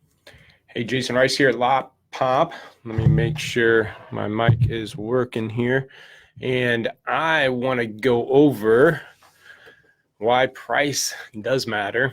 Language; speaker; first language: English; native; English